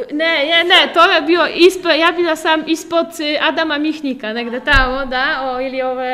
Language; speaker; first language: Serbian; non-native, fluent; Polish